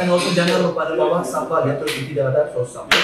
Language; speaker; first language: Indonesian; non-native, learner; Turkish